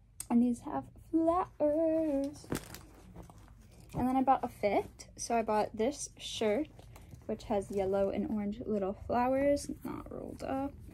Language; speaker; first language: English; native; English